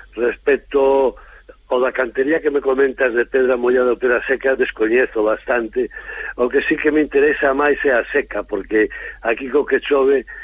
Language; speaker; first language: Galician; native; Galician